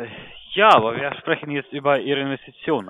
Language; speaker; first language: German; non-native, learner; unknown